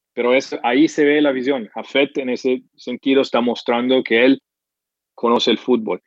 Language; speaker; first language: Spanish; non-native, fluent; English